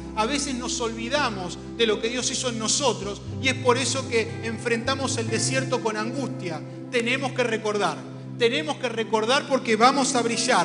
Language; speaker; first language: Spanish; native; Spanish